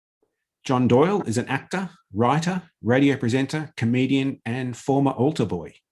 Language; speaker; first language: English; native; English